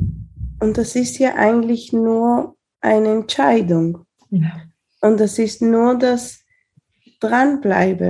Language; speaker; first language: German; early bilingual, heritage; Spanish